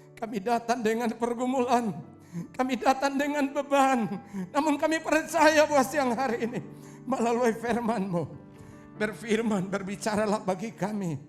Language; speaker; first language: Indonesian; non-native, local second language; Tetum